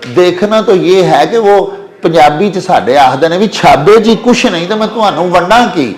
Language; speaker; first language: Urdu; non-native, local second language; Punjabi